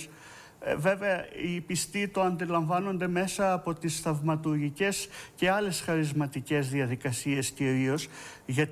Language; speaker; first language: Greek; native; Greek